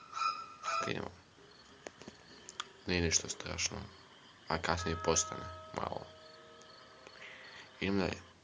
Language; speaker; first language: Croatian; early bilingual, heritage; Croatian